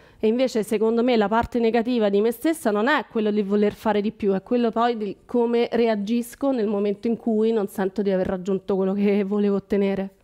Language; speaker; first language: Italian; native; Italian